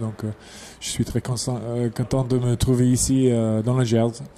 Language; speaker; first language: French; non-native, fluent; English